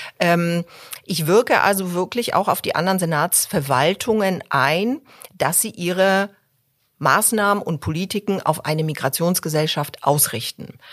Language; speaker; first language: German; early bilingual, other home language; Polish